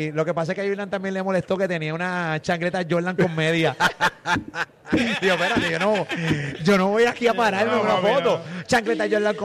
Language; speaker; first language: Spanish; native; Spanish